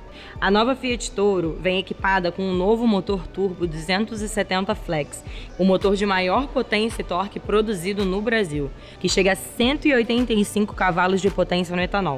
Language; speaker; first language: Portuguese; native; Portuguese